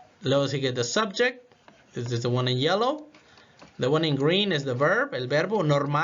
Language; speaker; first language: English; non-native, fluent; Spanish